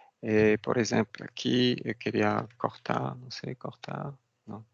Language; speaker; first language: Portuguese; non-native, fluent; French